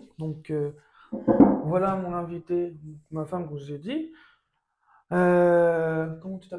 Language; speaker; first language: French; native; French